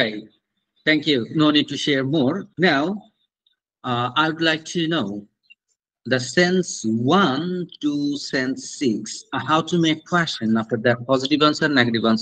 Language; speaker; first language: English; non-native, fluent; Bangla